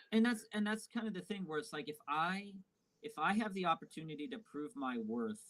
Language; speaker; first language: English; native; English